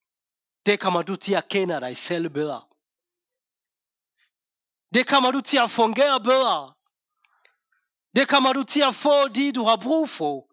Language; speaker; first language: Danish; non-native, fluent; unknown